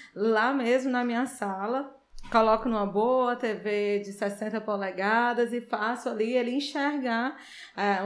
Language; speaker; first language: Portuguese; native; Portuguese